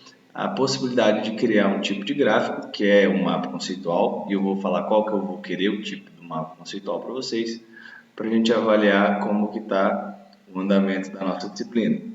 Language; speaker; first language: Portuguese; native; Portuguese